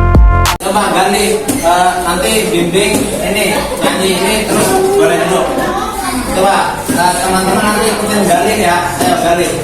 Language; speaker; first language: Indonesian; native; Indonesian